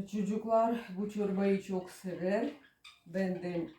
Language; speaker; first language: Turkish; non-native, learner; Russian